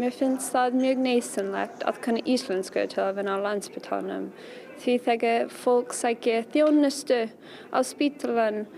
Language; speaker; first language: Icelandic; non-native, fluent; English